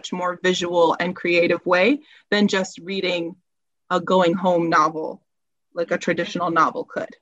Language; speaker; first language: English; early bilingual, other home language; Spanish